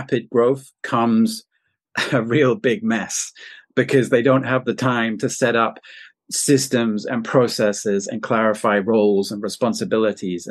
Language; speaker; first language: English; native; English